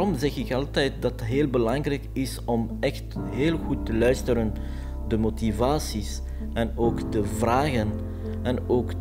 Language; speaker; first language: Dutch; non-native, fluent; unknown